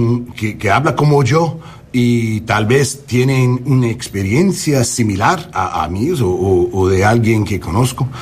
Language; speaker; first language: Spanish; non-native, learner; English